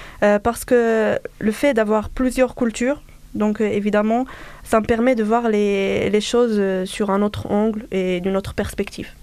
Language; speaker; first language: French; non-native, fluent; Arabic